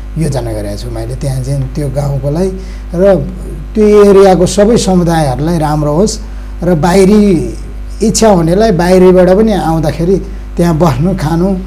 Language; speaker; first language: Nepali; non-native, local second language; Eastern Tamang